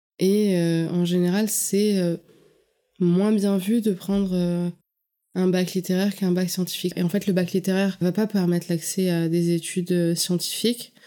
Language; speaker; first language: French; native; French